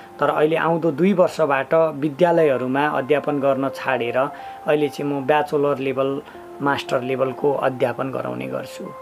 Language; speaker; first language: Nepali; native; Nepali